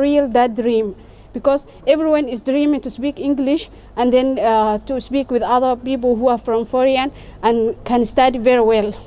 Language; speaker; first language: English; non-native, fluent; Somali